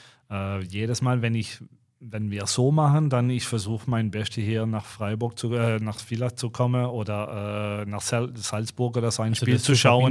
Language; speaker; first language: German; non-native, fluent; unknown